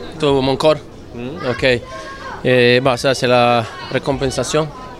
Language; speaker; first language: French; non-native, fluent; Italian